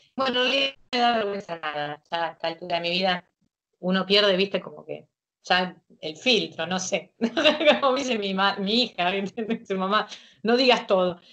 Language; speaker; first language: Spanish; native; Spanish